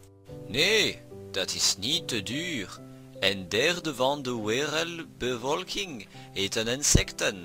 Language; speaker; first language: Dutch; non-native, learner; French